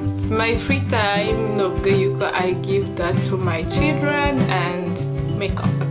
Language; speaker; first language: English; non-native, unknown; Rundi